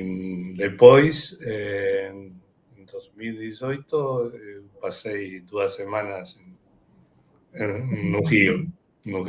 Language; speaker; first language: Portuguese; non-native, fluent; Spanish